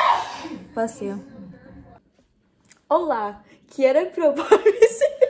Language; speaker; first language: Spanish; non-native, learner; English